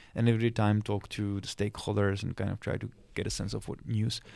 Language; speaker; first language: English; non-native, fluent; Czech